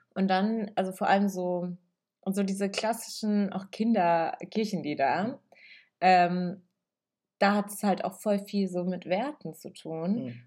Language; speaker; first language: German; early bilingual, other home language; Italian